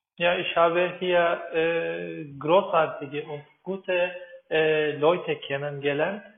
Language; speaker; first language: German; non-native, learner; Turkish